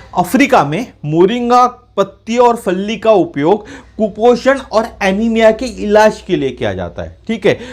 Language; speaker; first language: Hindi; non-native, local second language; Marathi